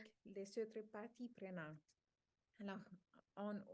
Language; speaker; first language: French; non-native, fluent; Spanish